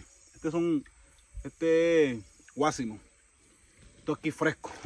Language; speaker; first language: Spanish; native; Spanish